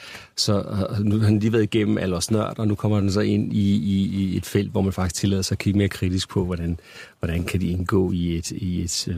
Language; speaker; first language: Danish; native; Danish